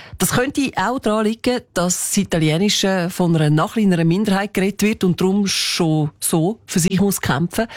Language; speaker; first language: German; native; German